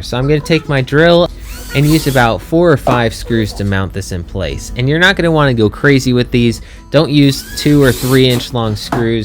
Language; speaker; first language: English; native; English